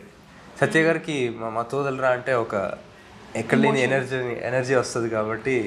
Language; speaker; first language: Telugu; native; Telugu